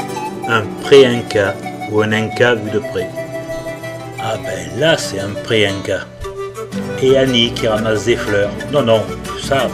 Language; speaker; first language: French; native; French